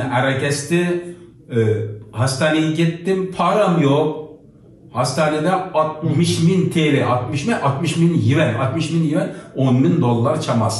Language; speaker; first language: Turkish; non-native, learner; Uyghur